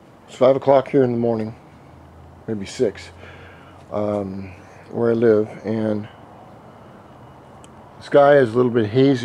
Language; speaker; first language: English; native; English